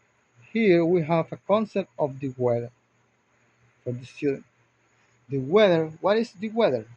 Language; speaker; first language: English; non-native, learner; Spanish